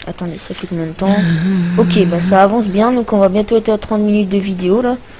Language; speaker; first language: French; native; French